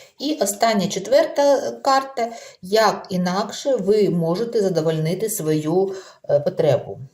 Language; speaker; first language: Ukrainian; non-native, local second language; Russian